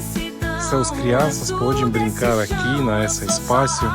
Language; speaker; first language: Portuguese; non-native, learner; Russian